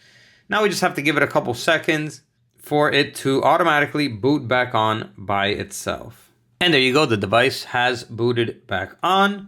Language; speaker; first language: English; native; English